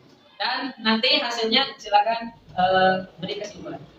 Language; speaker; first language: Indonesian; native; Indonesian